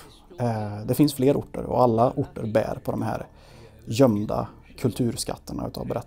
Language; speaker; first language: Swedish; native; Swedish